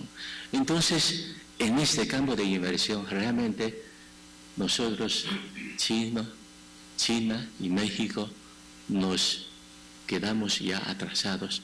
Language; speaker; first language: Spanish; non-native, fluent; Chinese